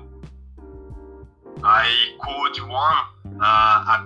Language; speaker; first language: English; non-native, learner; Portuguese